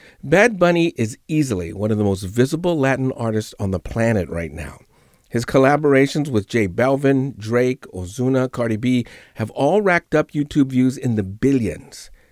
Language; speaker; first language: English; native; English